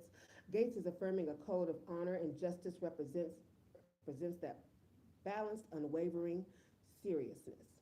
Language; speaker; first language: English; native; English